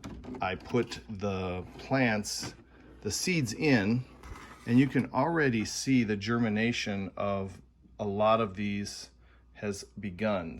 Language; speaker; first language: English; native; English